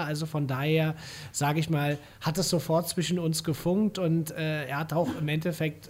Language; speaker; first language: German; native; German